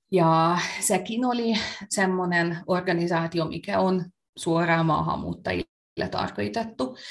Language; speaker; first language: Finnish; non-native, fluent; Hungarian